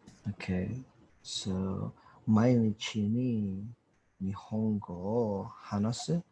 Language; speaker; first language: Japanese; non-native, learner; English